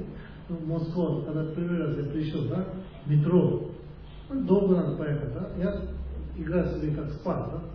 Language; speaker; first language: Russian; non-native, learner; Tibetan